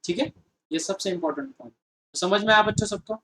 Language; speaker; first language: Hindi; non-native, local second language; Marathi